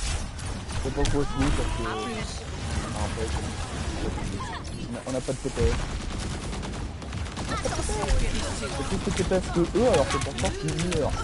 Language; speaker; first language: French; native; French